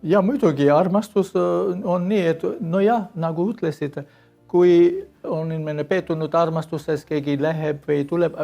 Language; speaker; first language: Estonian; non-native, learner; Armenian